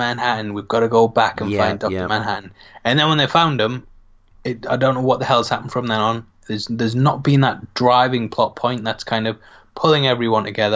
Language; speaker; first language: English; native; English